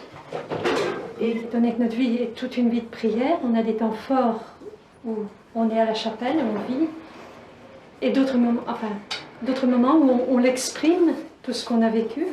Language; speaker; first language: French; native; French